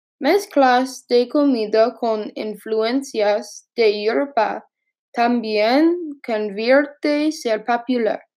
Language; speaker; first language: Spanish; non-native, learner; English